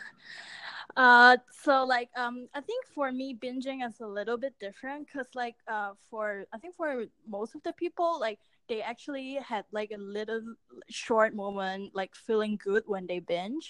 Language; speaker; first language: English; non-native, local second language; Cantonese